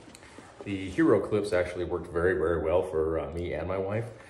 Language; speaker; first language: English; native; English